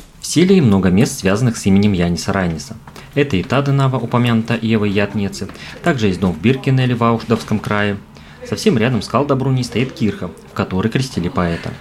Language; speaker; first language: Russian; native; Russian